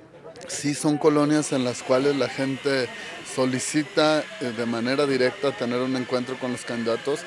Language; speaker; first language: Spanish; native; Spanish